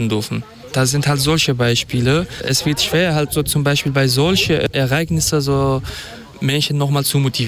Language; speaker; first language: German; non-native, fluent; Kurdish